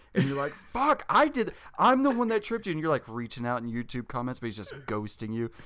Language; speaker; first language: English; native; English